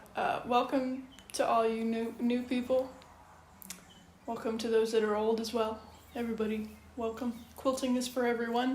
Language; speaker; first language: English; native; English